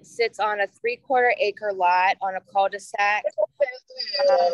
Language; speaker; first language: English; native; English